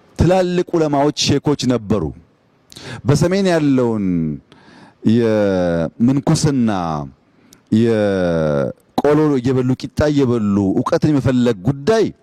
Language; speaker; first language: Amharic; non-native, local second language; Oromo